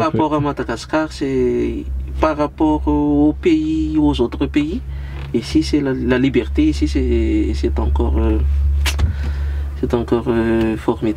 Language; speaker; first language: French; non-native, local second language; Malagasy